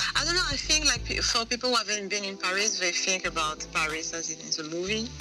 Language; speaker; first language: English; non-native, fluent; French